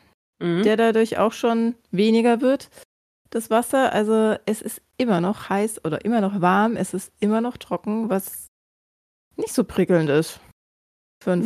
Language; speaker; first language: German; native; German